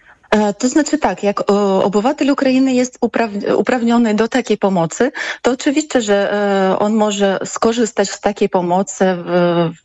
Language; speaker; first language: Polish; non-native, fluent; Ukrainian